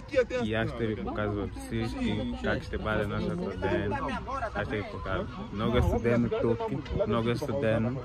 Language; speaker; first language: Bulgarian; non-native, learner; Portuguese